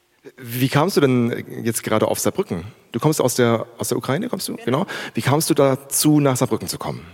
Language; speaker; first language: German; native; German